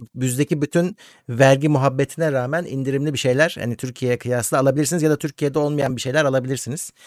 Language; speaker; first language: Turkish; native; Turkish